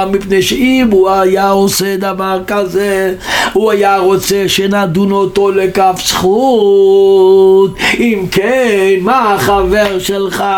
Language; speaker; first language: Hebrew; non-native, local second language; Yiddish